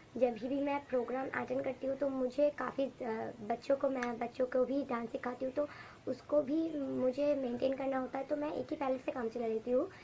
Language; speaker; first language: Hindi; non-native, local second language; Bangla